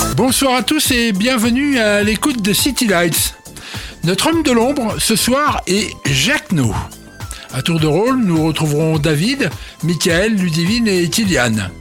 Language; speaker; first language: French; native; French